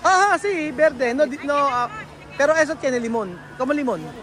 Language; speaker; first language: Spanish; non-native, learner; Filipino